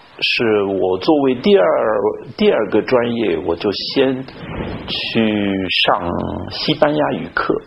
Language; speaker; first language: Chinese; non-native, fluent; French